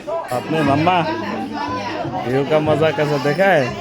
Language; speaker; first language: Hindi; non-native, local second language; Bangla